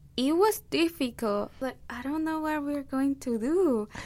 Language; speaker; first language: English; non-native, fluent; Spanish